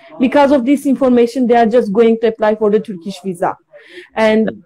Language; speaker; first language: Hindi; non-native, learner; Turkish